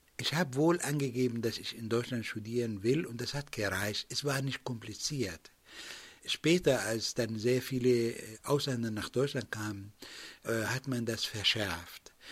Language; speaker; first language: German; non-native, fluent; Arabic